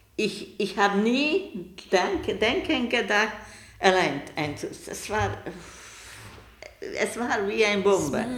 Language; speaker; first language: German; non-native, learner; Hungarian